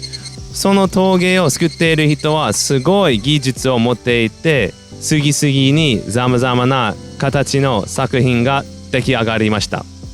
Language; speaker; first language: Japanese; non-native, fluent; English